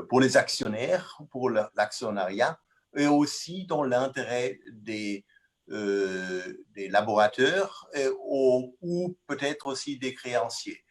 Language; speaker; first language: French; non-native, fluent; German